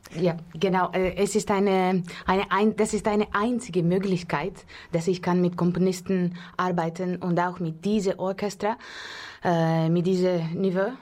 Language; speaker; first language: German; non-native, fluent; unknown